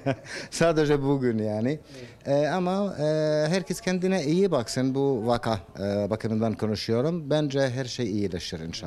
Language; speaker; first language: Turkish; non-native, fluent; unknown